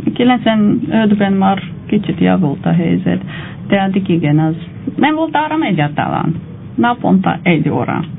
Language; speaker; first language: Hungarian; non-native, fluent; Armenian